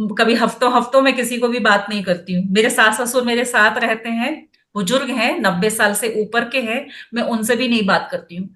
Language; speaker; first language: Hindi; non-native, local second language; Kannada